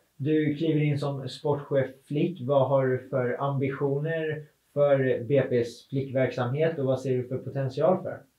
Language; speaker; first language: Swedish; native; Swedish